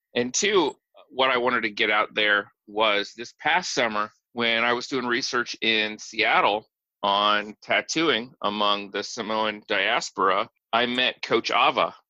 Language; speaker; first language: English; native; English